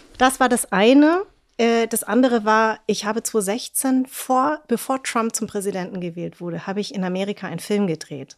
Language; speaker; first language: German; early bilingual, other home language; Vietnamese